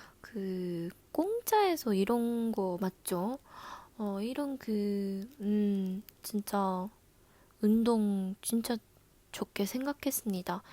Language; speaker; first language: Korean; non-native, learner; Japanese